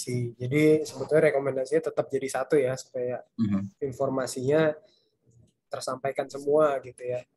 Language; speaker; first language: Indonesian; native; Indonesian